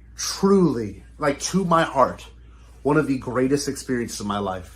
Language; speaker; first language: English; native; English